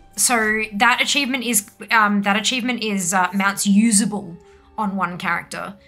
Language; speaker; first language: English; native; English